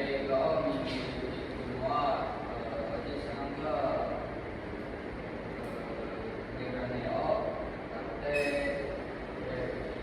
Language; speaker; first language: Japanese; non-native, learner; Indonesian